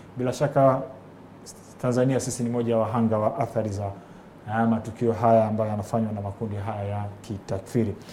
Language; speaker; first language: Swahili; native; Swahili